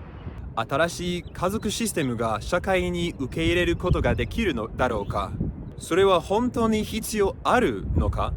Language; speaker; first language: Japanese; non-native, learner; English